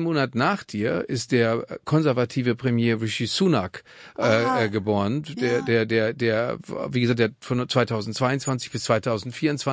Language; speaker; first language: German; native; German